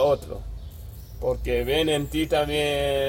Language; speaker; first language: Spanish; non-native, fluent; Wolof